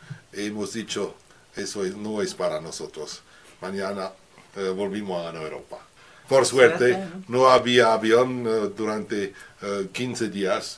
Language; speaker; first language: Spanish; non-native, learner; French